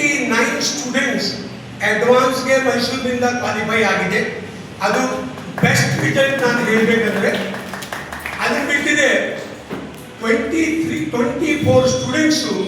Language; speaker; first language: Kannada; non-native, learner; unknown